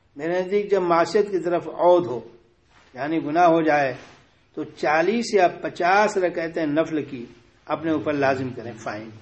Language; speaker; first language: Urdu; native; Urdu